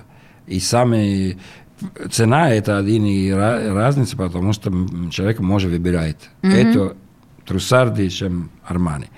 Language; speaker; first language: Russian; non-native, learner; Italian